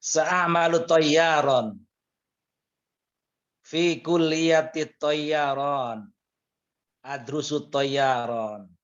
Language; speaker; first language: Arabic; non-native, learner; Indonesian